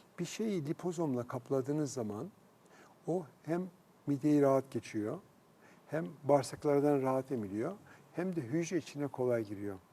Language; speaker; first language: Turkish; native; Turkish